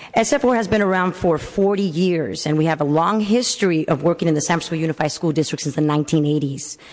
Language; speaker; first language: English; native; English